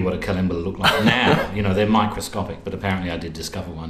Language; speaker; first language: English; native; English